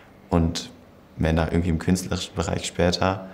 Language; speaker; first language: German; native; German